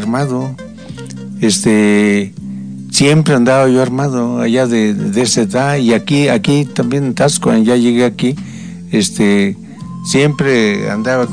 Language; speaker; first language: Spanish; native; Spanish